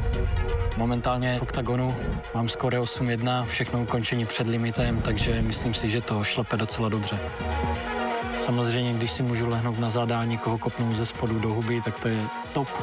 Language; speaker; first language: Czech; native; Czech